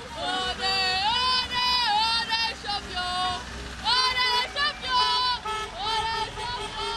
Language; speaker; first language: French; early bilingual, other home language; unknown